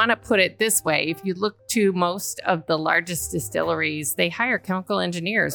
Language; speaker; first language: English; native; English